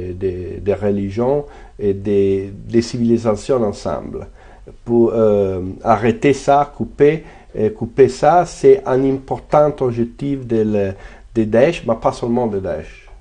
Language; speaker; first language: French; non-native, fluent; Italian